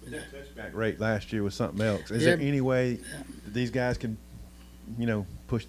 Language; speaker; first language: English; native; English